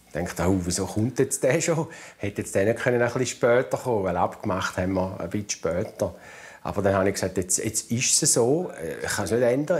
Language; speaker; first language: German; native; German